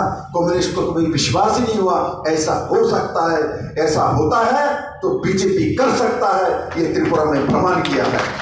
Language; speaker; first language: Hindi; non-native, local second language; Bangla